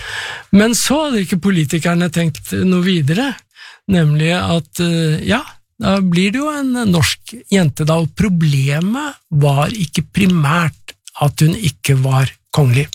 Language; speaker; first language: Norwegian; native; Norwegian